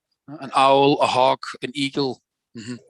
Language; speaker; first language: English; non-native, fluent; Dutch